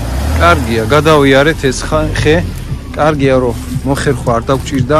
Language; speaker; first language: Georgian; native; Georgian